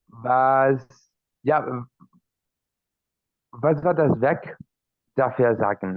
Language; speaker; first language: German; non-native, learner; Spanish